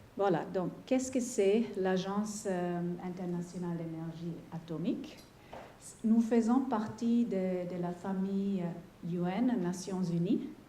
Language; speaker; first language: French; non-native, fluent; German